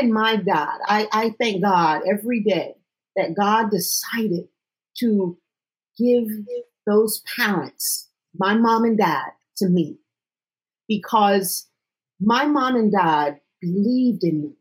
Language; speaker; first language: English; native; English